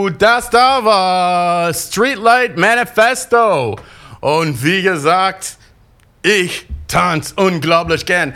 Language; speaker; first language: German; non-native, learner; English